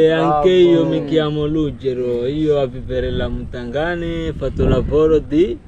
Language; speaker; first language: Italian; non-native, learner; Swahili